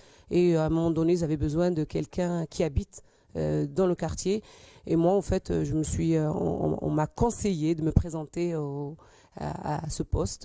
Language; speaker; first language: French; native; French